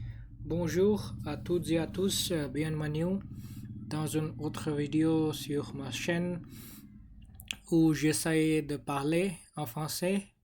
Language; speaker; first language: French; non-native, learner; English